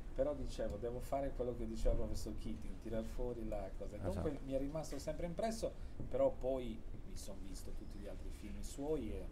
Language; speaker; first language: Italian; native; Italian